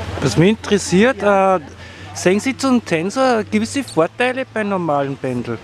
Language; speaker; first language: German; native; German